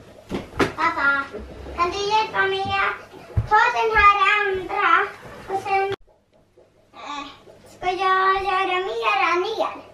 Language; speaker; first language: Swedish; early bilingual, other home language; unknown